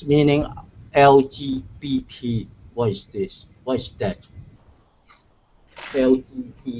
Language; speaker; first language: English; non-native, learner; Chinese